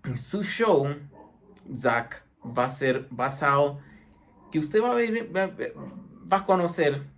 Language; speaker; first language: Spanish; early bilingual, heritage; Spanish